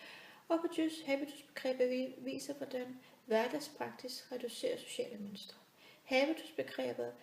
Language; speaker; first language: Danish; native; Danish